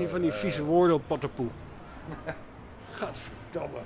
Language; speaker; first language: Dutch; native; Dutch